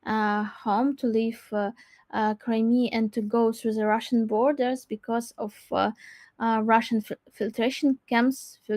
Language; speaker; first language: English; non-native, learner; Crimean Tatar